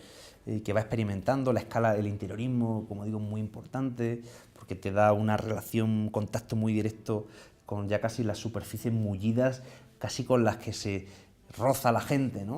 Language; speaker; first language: Spanish; native; Spanish